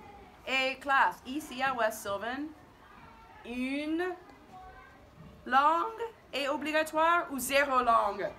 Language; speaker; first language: French; non-native, fluent; English